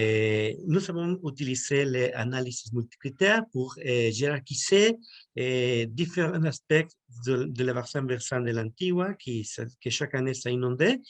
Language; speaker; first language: French; non-native, learner; Spanish